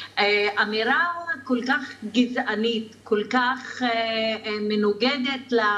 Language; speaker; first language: Hebrew; non-native, local second language; Arabic